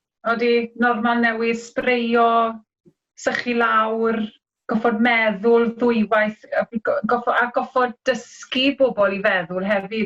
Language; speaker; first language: Welsh; native; Welsh